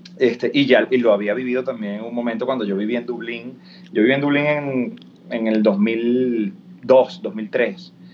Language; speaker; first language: Spanish; native; Spanish